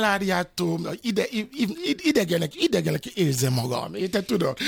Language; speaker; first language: Hungarian; non-native, fluent; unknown